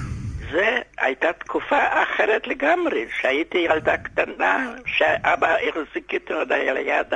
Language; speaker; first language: Hebrew; non-native, fluent; Yiddish